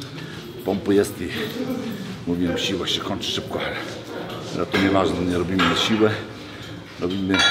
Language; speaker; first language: Polish; non-native, fluent; Lithuanian